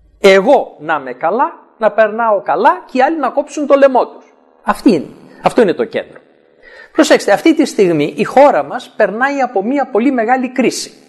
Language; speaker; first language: Greek; native; Greek